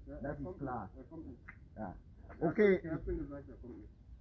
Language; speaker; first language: German; non-native, learner; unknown